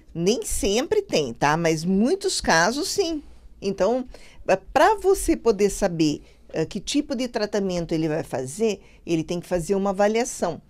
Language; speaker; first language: Portuguese; native; Portuguese